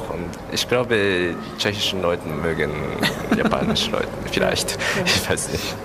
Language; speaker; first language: German; non-native, learner; Japanese